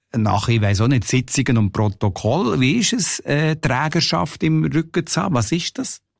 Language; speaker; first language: German; native; German